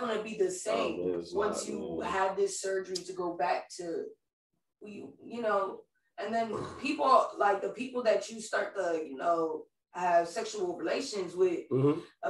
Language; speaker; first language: English; native; English